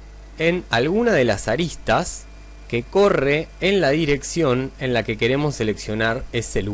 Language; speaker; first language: Spanish; native; Spanish